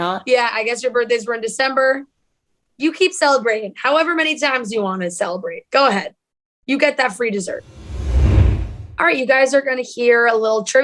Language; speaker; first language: English; native; English